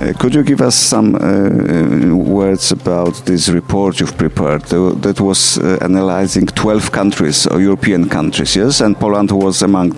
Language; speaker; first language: English; non-native, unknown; Polish